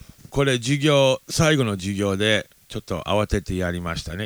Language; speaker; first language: Japanese; non-native, fluent; English